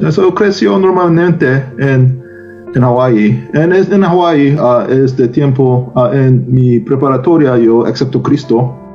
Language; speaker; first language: Spanish; non-native, learner; Korean